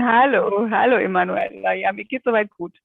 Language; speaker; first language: German; native; German